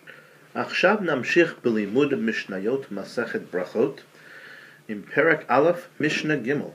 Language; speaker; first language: Hebrew; non-native, fluent; English